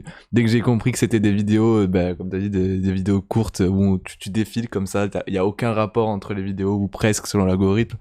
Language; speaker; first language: French; native; French